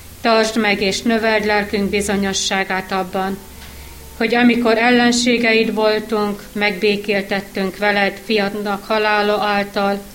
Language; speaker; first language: Hungarian; native; Hungarian